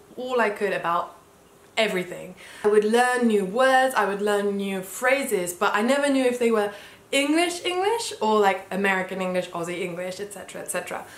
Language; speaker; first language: English; early bilingual, heritage; English